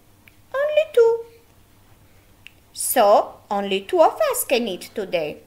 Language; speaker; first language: English; non-native, fluent; Albanian